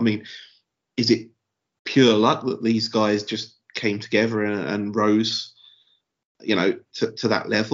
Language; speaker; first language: English; native; English